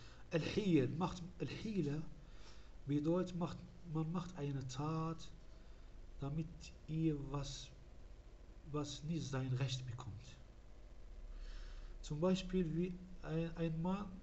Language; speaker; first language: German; non-native, fluent; Arabic